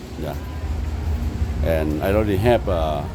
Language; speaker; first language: English; non-native, learner; Lao